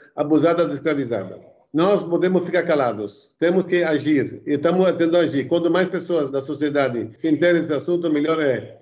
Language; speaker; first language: Portuguese; early bilingual, other home language; Arabic